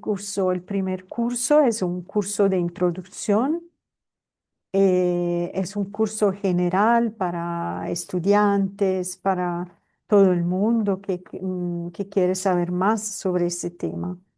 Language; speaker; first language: Spanish; non-native, fluent; Italian